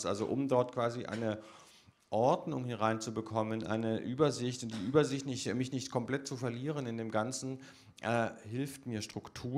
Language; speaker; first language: German; native; German